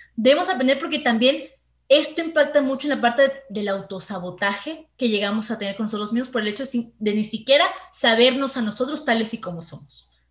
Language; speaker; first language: Spanish; native; Spanish